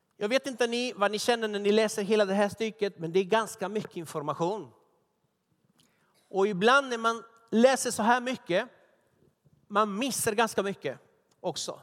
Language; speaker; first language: Swedish; non-native, fluent; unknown